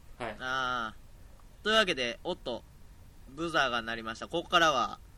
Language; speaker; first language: Japanese; native; Japanese